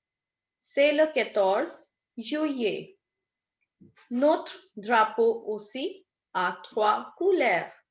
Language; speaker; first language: French; non-native, fluent; Hindi